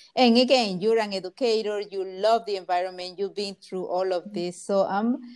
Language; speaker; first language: English; non-native, fluent; Spanish